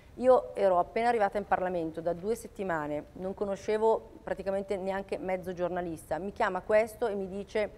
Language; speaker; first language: Italian; native; Italian